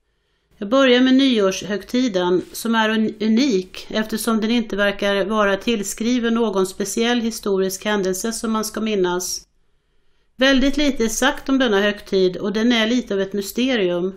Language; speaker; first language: Swedish; native; Swedish